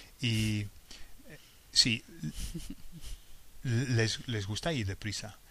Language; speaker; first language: Spanish; non-native, fluent; English